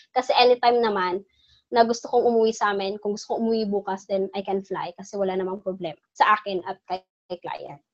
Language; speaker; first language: Filipino; non-native, local second language; Cebuano